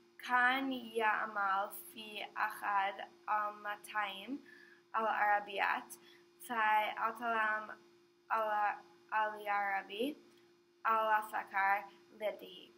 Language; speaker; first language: Arabic; non-native, learner; English